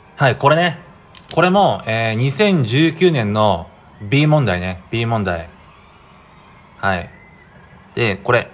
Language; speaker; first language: Japanese; native; Japanese